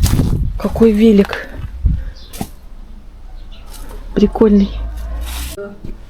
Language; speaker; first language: Russian; native; Russian